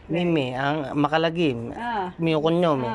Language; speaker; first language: Italian; non-native, learner; Filipino